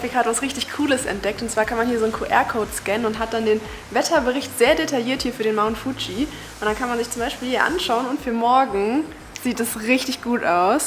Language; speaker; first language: German; native; German